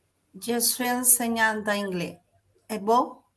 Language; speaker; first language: French; non-native, learner; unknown